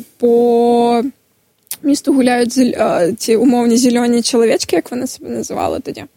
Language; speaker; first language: Ukrainian; non-native, local second language; Crimean Tatar